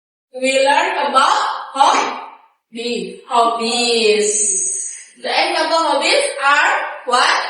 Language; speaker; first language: English; non-native, learner; Indonesian